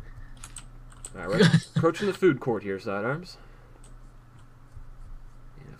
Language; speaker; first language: English; native; English